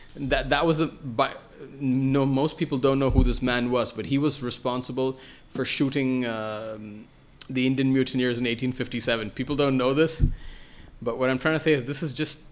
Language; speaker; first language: English; non-native, local second language; Malayalam